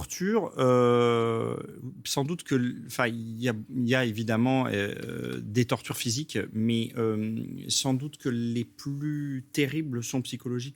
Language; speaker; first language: French; native; French